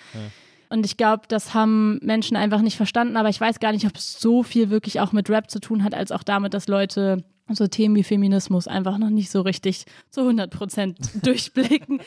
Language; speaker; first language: German; native; German